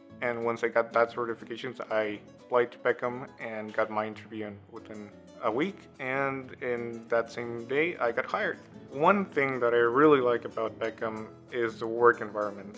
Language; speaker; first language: English; non-native, fluent; Spanish